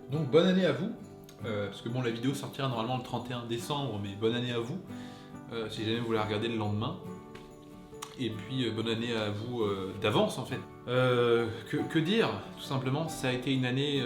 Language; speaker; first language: French; native; French